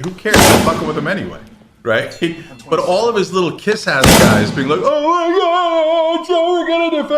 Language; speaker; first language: English; native; English